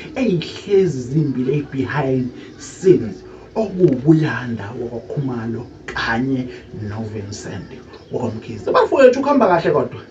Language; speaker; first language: Zulu; native; Zulu